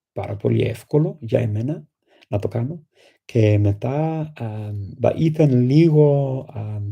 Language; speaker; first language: Greek; non-native, fluent; English